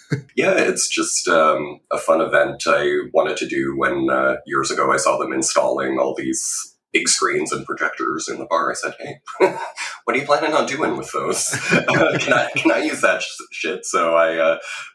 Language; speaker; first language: English; native; English